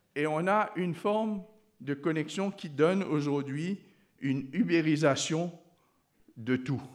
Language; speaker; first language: French; non-native, local second language; Morisyen